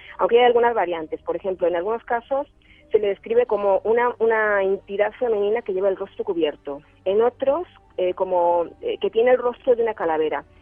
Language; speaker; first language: Spanish; native; Spanish